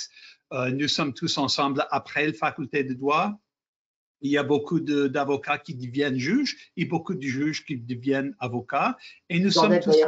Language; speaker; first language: French; non-native, fluent; English